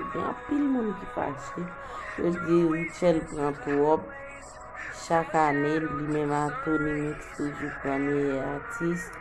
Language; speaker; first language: French; non-native, local second language; Haitian Creole